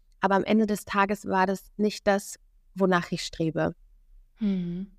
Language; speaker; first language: German; native; German